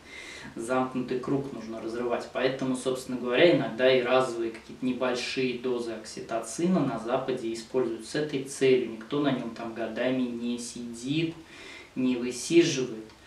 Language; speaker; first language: Russian; native; Russian